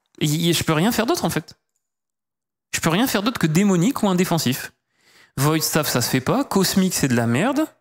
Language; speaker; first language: French; native; French